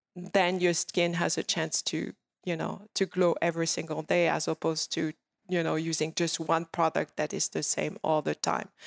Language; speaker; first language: English; non-native, fluent; French